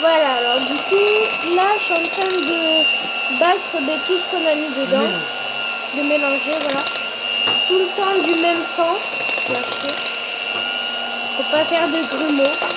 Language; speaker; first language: French; native; French